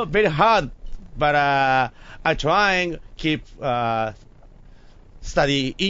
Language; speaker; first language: English; non-native, learner; Japanese